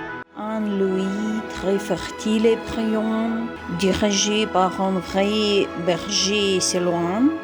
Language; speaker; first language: French; non-native, learner; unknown